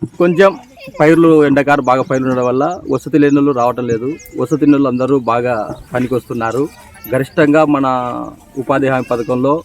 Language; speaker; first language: Telugu; native; Telugu